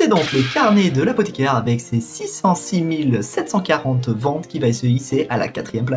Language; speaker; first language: French; native; French